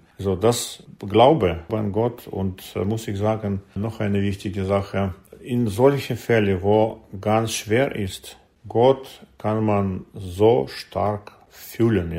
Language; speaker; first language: German; non-native, learner; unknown